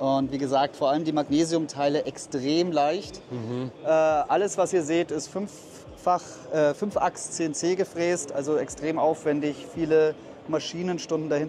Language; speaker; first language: German; native; German